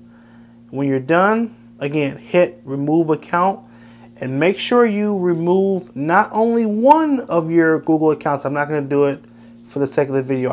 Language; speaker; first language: English; native; English